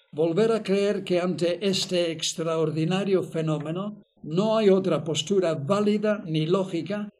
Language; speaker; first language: Spanish; non-native, fluent; English